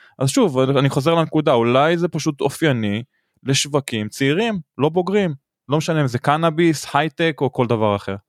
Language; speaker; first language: Hebrew; native; Hebrew